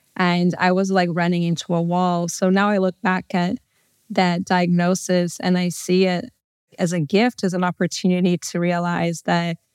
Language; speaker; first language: English; non-native, fluent; Portuguese